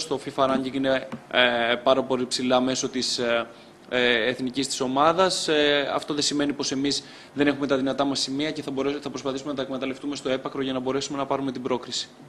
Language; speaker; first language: Greek; native; Greek